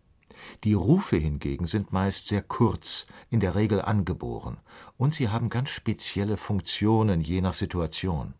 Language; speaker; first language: German; native; German